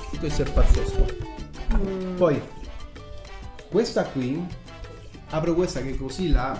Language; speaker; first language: Italian; non-native, fluent; Spanish